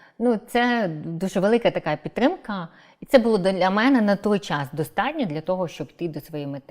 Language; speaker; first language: Ukrainian; non-native, local second language; Crimean Tatar